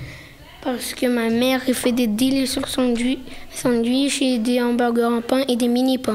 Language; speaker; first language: French; early bilingual, other home language; Portuguese